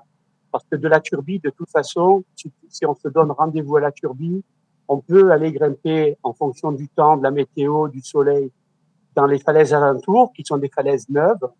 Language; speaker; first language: French; native; French